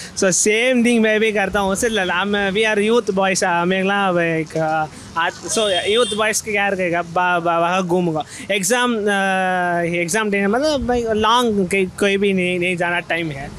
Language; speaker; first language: Hindi; non-native, learner; Tamil